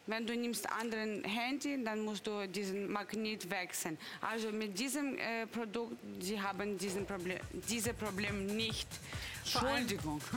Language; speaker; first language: German; non-native, fluent; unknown